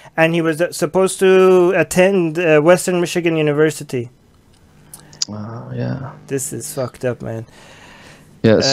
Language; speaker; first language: English; native; English